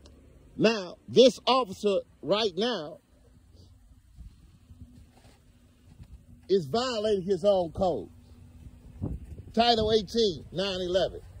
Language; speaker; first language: English; native; English